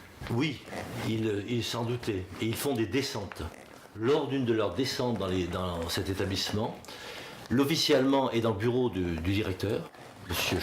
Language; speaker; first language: French; native; French